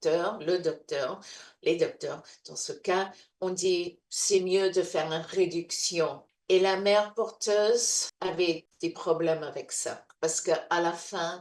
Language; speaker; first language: French; non-native, learner; English